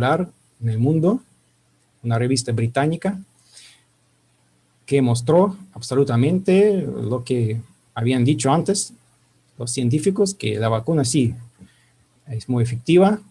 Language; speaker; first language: Spanish; non-native, fluent; Russian